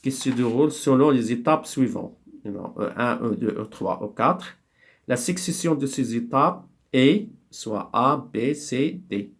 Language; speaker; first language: French; non-native, local second language; Arabic